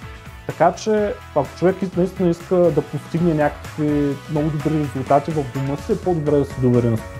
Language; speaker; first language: Bulgarian; native; Bulgarian